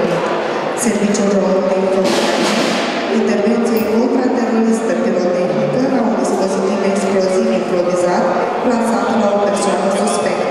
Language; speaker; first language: Romanian; native; Romanian